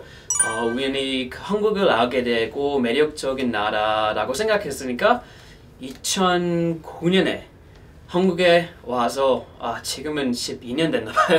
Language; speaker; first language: Korean; non-native, fluent; English